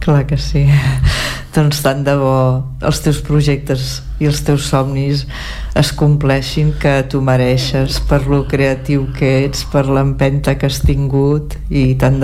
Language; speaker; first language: Catalan; native; Catalan